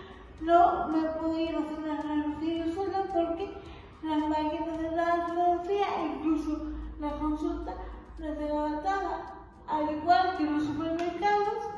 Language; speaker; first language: Spanish; native; Spanish